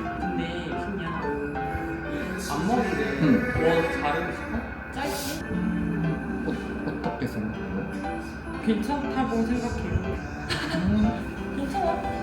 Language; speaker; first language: Korean; non-native, learner; Japanese